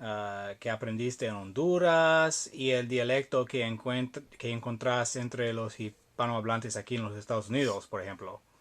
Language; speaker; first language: Spanish; non-native, fluent; English